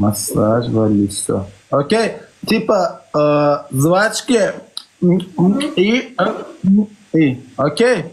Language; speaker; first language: Russian; non-native, learner; Turkmen